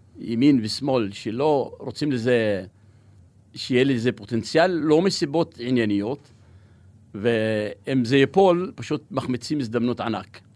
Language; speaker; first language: Hebrew; non-native, local second language; Arabic